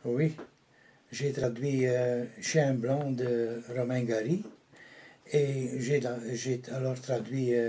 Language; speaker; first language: French; non-native, local second language; Dutch